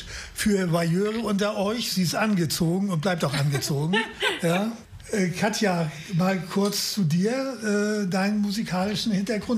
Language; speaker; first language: German; native; German